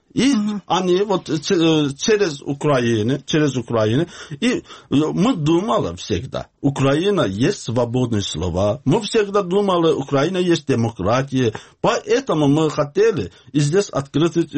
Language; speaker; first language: Russian; non-native, learner; Azerbaijani